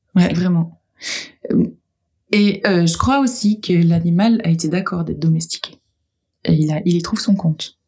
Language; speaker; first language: French; native; French